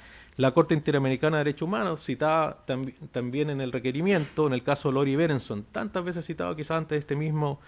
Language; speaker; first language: Spanish; native; Spanish